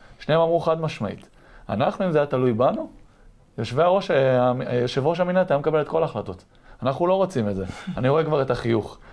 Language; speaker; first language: Hebrew; native; Hebrew